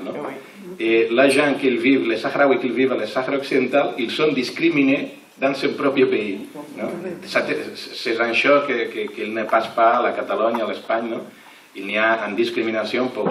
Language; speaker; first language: French; non-native, learner; Catalan